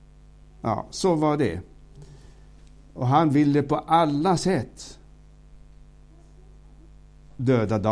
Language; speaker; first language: Swedish; non-native, fluent; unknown